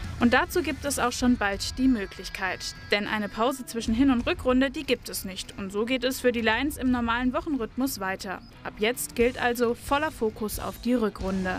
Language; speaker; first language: German; native; German